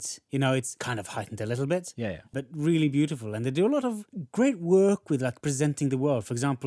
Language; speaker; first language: English; non-native, fluent; Norwegian